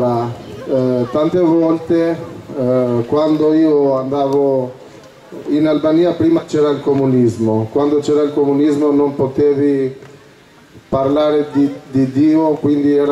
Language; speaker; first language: Italian; non-native, fluent; Albanian